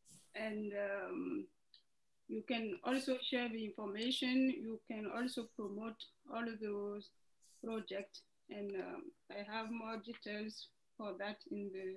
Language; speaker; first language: English; non-native, fluent; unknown